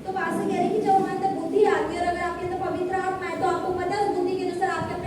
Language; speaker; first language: Hindi; native; Hindi